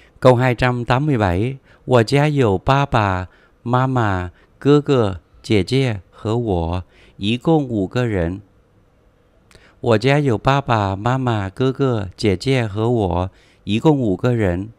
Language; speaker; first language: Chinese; non-native, fluent; Vietnamese